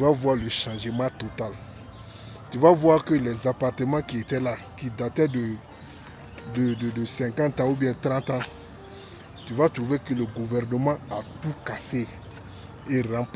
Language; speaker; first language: French; non-native, local second language; Bambara